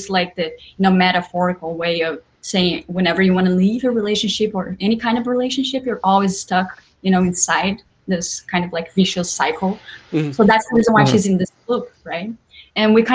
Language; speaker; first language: English; non-native, fluent; Portuguese